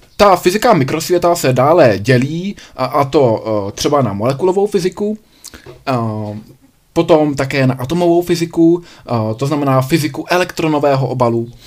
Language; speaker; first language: Czech; native; Czech